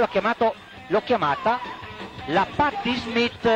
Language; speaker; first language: Italian; native; Italian